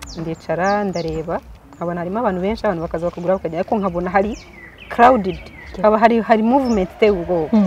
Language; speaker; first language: Kinyarwanda; early bilingual, other home language; Rundi